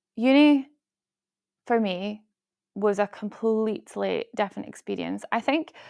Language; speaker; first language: English; native; English